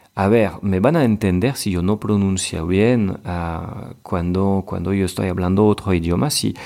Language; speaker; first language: French; native; French